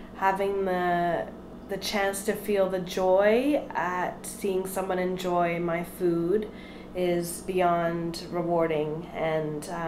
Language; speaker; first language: English; native; English